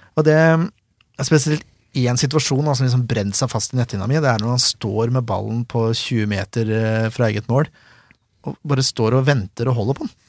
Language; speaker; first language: Norwegian; native; Norwegian